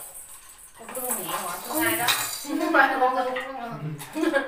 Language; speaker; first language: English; non-native, learner; Vietnamese